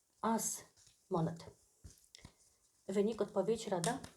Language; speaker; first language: Polish; native; Polish